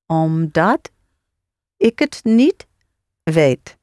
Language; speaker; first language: Dutch; non-native, learner; English